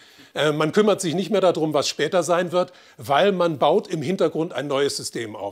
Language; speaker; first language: German; native; German